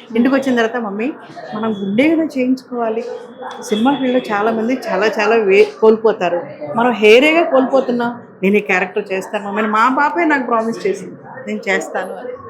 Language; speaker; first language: Telugu; native; Telugu